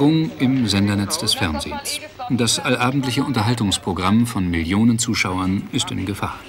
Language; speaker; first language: German; native; German